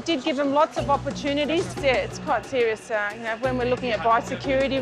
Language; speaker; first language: English; native; English